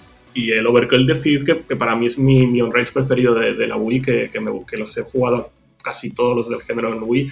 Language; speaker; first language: Spanish; native; Spanish